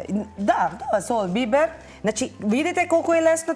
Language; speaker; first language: Macedonian; non-native, learner; Filipino